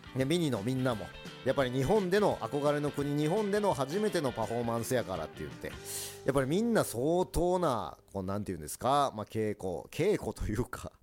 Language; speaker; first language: Japanese; early bilingual, other home language; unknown